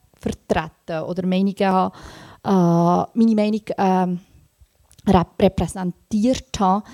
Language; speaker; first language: German; native; German